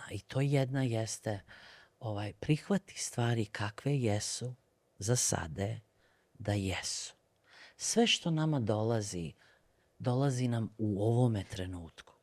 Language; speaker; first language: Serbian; early bilingual, other home language; Bosnian